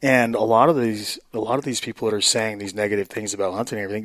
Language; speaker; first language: English; native; English